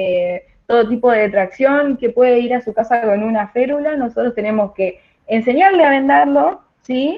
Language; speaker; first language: Spanish; native; Spanish